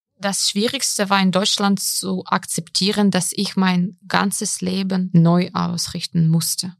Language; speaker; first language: German; non-native, fluent; Ukrainian